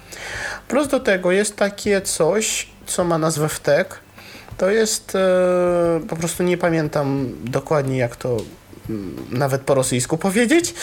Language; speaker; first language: Polish; non-native, fluent; Russian